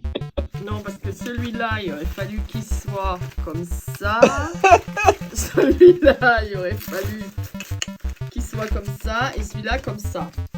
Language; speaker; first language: French; native; French